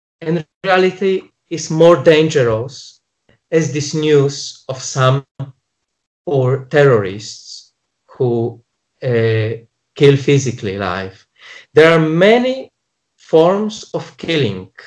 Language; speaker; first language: English; non-native, fluent; Polish